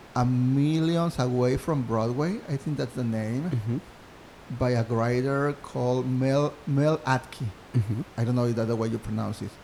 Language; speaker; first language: English; non-native, fluent; Spanish